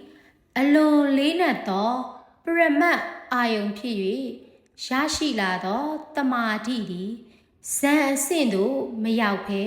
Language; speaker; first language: Burmese; native; Burmese